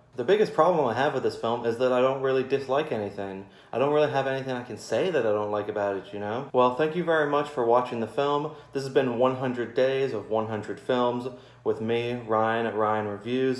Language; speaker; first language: English; native; English